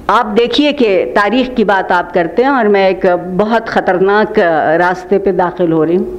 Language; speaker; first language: Urdu; native; Urdu